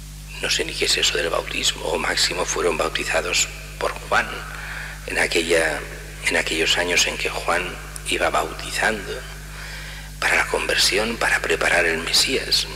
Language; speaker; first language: Spanish; native; Spanish